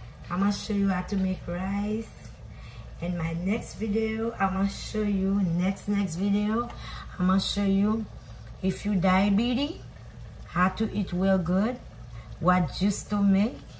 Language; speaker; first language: English; non-native, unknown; Haitian Creole